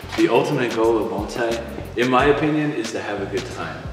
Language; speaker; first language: English; native; English